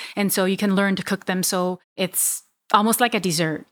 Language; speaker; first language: English; non-native, fluent; Vietnamese